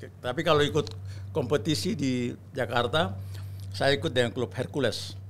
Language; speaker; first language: Indonesian; native; Indonesian